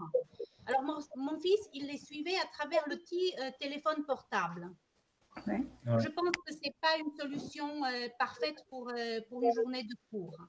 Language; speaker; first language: French; non-native, fluent; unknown